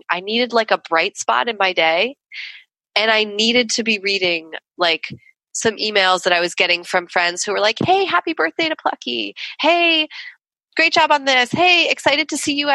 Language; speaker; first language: English; native; English